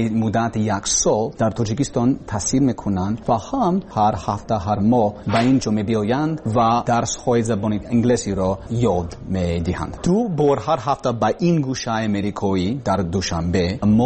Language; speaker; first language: Persian; non-native, learner; English